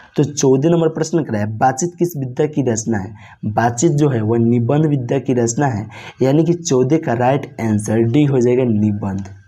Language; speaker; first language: Hindi; native; Hindi